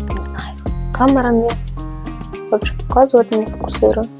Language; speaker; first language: Ukrainian; non-native, local second language; Russian